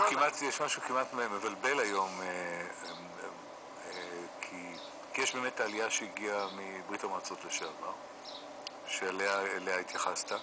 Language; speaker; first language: Hebrew; native; Hebrew